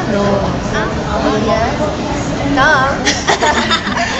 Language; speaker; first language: English; non-native, learner; Korean